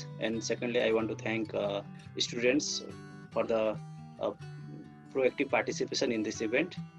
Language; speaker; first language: English; non-native, fluent; Nepali